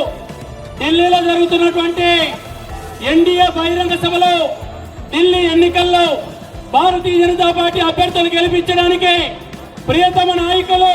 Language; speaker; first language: Telugu; native; Telugu